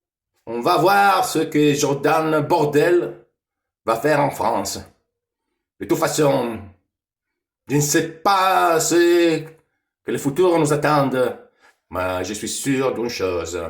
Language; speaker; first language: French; non-native, fluent; Italian